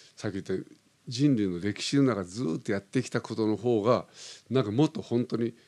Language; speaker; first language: Japanese; native; Japanese